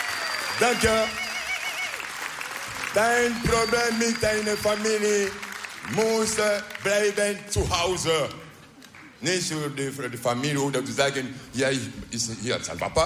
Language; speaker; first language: Dutch; non-native, learner; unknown